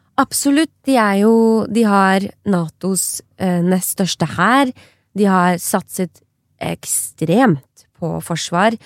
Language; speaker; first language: Norwegian; early bilingual, other home language; Persian